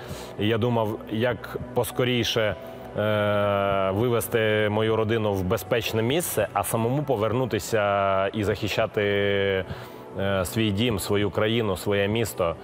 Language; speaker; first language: Ukrainian; non-native, local second language; Russian